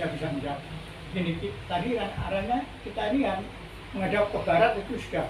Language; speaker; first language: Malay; non-native, local second language; Javanese